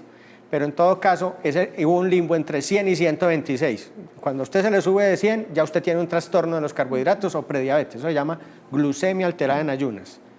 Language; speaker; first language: Spanish; native; Spanish